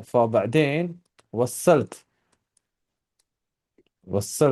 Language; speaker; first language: Arabic; non-native, fluent; Urdu